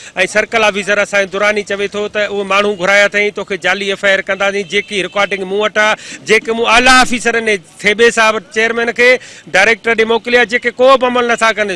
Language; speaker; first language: Sindhi; native; Sindhi